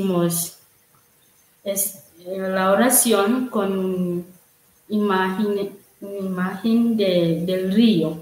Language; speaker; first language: Spanish; non-native, learner; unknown